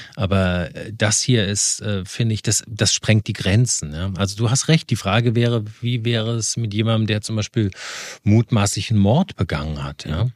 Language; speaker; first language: German; native; German